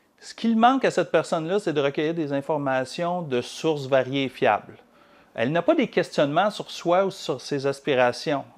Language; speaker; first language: French; native; French